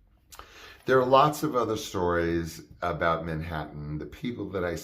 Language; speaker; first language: English; native; English